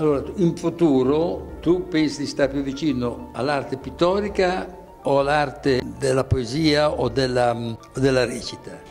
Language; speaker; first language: Italian; native; Italian